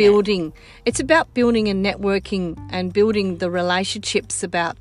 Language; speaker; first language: English; non-native, local second language; Sicilian